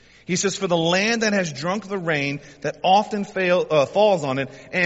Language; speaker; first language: English; native; English